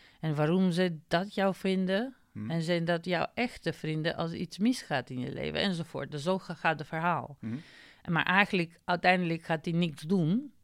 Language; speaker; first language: Dutch; non-native, fluent; Macedonian